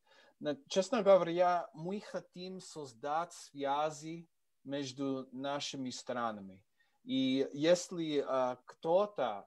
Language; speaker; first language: Russian; non-native, learner; English